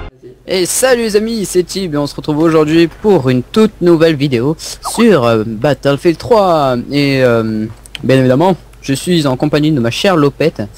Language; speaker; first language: French; native; French